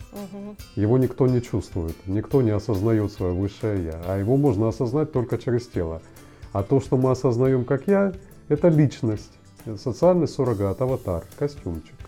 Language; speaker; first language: Russian; native; Russian